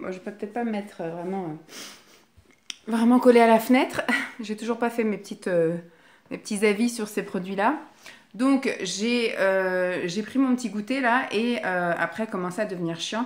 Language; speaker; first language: French; native; French